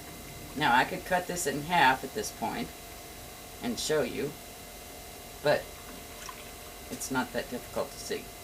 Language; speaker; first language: English; native; English